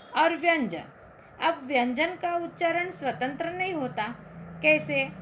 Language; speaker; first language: Hindi; non-native, local second language; Marathi